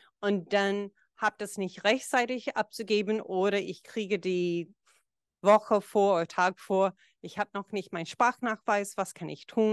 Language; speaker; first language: German; non-native, fluent; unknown